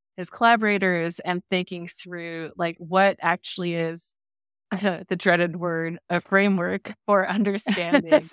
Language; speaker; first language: English; non-native, local second language; Filipino